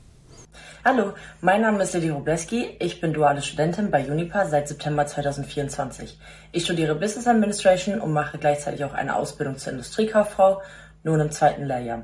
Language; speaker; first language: German; native; German